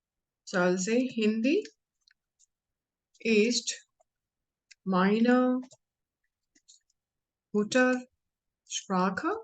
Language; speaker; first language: German; non-native, learner; Hindi